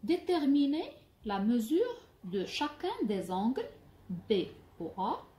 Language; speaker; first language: French; non-native, local second language; Arabic